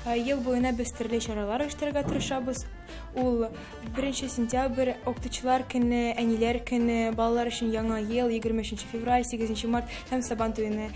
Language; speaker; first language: Tatar; native; Tatar